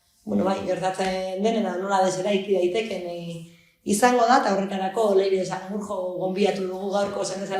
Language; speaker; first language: Basque; native; Basque